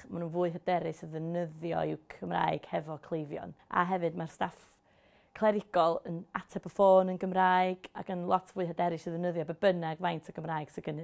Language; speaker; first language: Welsh; native; Welsh